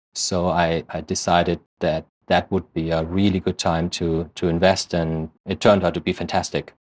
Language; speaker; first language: English; non-native, fluent; German